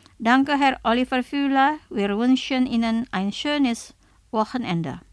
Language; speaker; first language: German; non-native, fluent; Indonesian